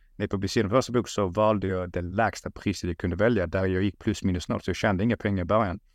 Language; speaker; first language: Swedish; early bilingual, other home language; Russian